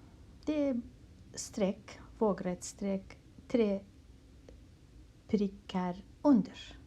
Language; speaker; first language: Swedish; non-native, local second language; Kurdish